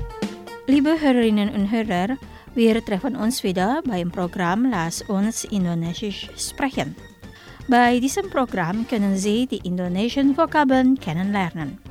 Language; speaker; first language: German; non-native, fluent; Indonesian